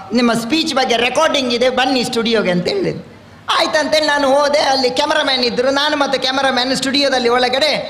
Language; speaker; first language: Kannada; non-native, local second language; Tulu